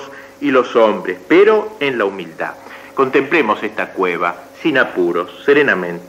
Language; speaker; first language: Spanish; native; Spanish